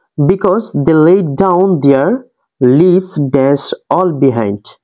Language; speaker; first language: English; non-native, local second language; Bangla